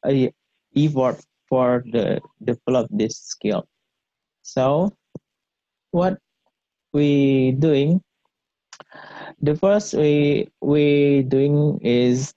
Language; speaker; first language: English; non-native, learner; Indonesian